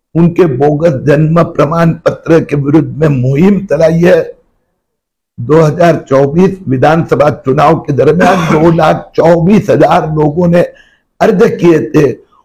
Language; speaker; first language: Hindi; non-native, local second language; Marathi